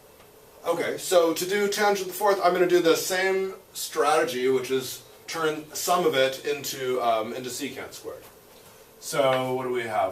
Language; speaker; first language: English; native; English